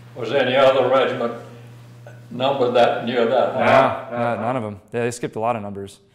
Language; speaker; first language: English; native; English